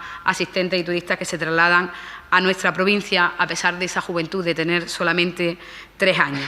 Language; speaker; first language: Spanish; native; Spanish